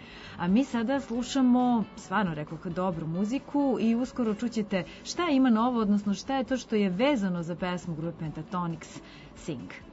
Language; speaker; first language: Serbian; native; Serbian